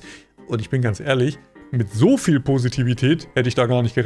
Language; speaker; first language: German; native; German